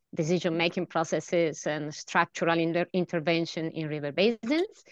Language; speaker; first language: English; non-native, fluent; Italian